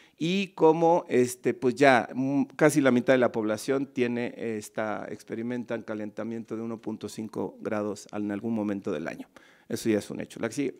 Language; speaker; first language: Spanish; native; Spanish